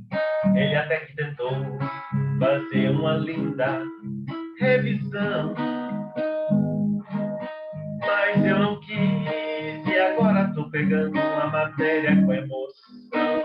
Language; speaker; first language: Portuguese; native; Portuguese